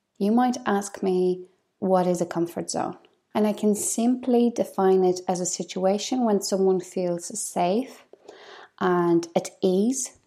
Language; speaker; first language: English; non-native, fluent; Polish